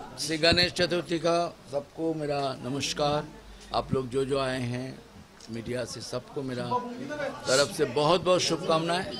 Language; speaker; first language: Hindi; non-native, local second language; Bangla